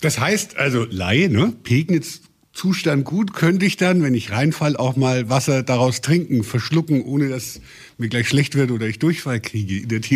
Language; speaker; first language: German; native; German